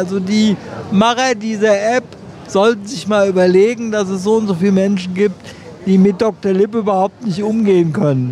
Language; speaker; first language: German; native; German